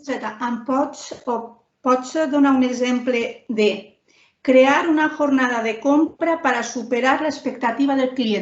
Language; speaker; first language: Catalan; non-native, local second language; Spanish